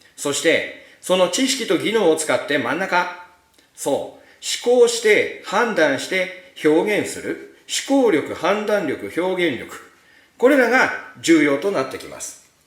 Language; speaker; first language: Japanese; native; Japanese